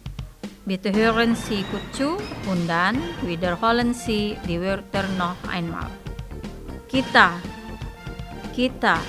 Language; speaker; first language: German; non-native, fluent; Indonesian